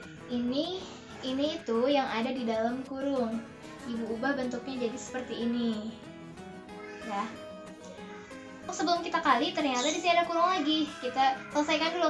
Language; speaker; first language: Indonesian; native; Indonesian